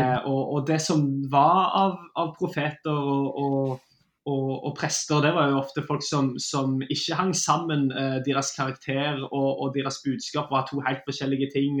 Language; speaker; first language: Norwegian; native; Norwegian